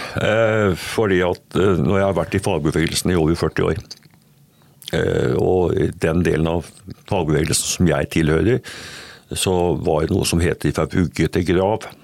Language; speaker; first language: Norwegian; native; Norwegian